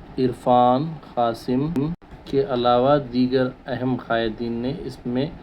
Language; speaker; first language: Urdu; native; Urdu